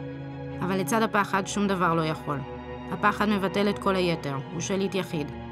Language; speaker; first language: Hebrew; native; Hebrew